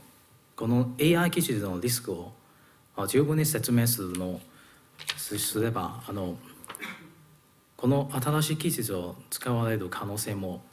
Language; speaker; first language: Japanese; non-native, learner; Cantonese